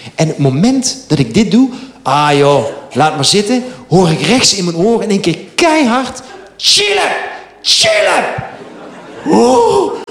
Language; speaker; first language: Dutch; native; Dutch